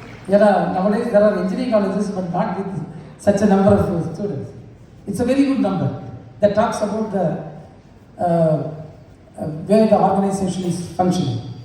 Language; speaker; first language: English; non-native, local second language; Tamil